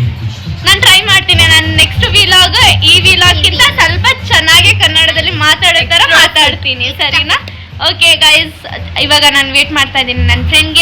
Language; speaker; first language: Kannada; non-native, local second language; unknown